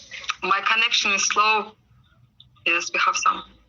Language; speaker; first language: English; non-native, learner; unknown